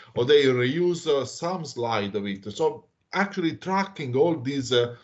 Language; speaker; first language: English; non-native, fluent; Italian